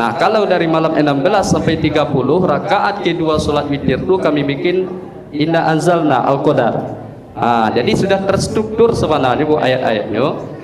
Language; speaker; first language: Malay; non-native, local second language; Minangkabau